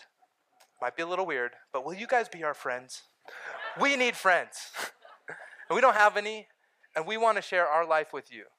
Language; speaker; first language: English; native; English